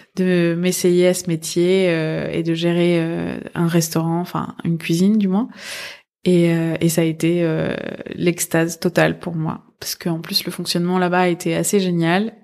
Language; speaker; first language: French; early bilingual, other home language; Persian